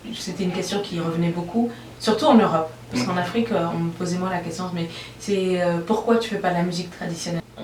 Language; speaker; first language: French; non-native, local second language; Bambara